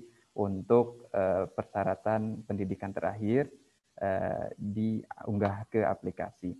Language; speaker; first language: Indonesian; native; Indonesian